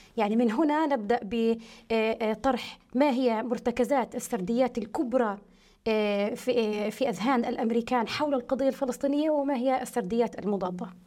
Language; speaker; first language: Arabic; early bilingual, heritage; Arabic